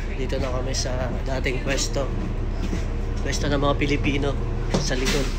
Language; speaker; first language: Filipino; native; Filipino